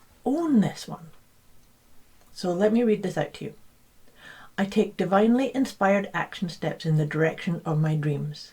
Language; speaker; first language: English; native; English